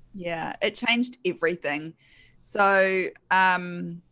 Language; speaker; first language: English; native; English